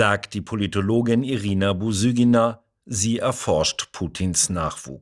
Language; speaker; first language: German; native; German